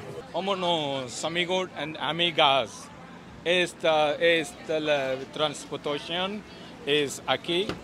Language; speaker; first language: Spanish; non-native, learner; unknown